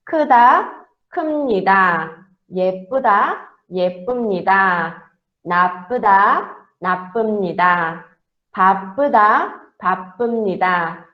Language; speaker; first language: Korean; non-native, fluent; Portuguese